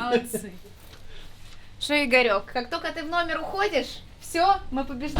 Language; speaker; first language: Russian; native; Russian